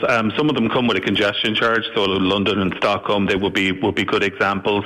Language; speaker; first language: English; native; English